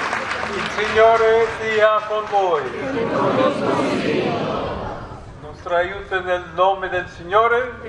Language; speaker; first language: Italian; non-native, fluent; English